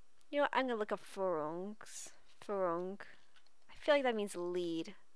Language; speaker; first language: English; native; English